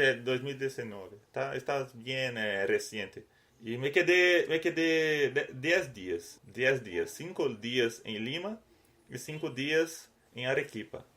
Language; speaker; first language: Spanish; non-native, learner; Portuguese